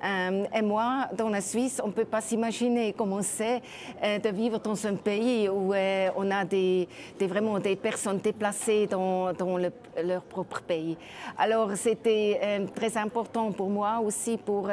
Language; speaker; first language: French; non-native, local second language; German